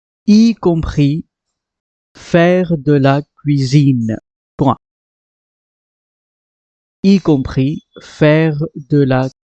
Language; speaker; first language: French; non-native, fluent; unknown